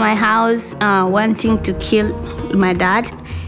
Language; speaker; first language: English; non-native, local second language; Rundi